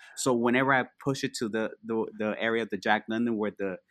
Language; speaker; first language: English; early bilingual, other home language; Spanish